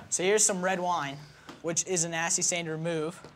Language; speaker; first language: English; native; English